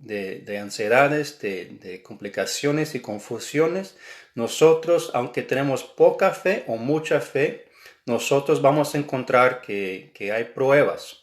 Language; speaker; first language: Spanish; non-native, fluent; English